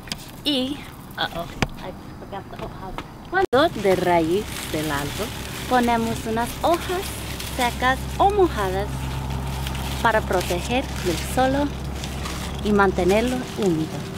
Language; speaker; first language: Spanish; non-native, learner; English